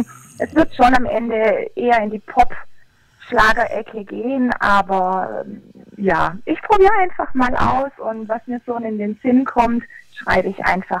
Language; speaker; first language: German; native; German